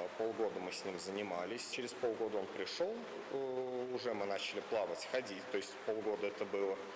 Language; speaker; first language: Russian; native; Russian